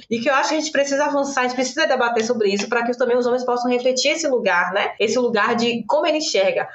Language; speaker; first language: Portuguese; native; Portuguese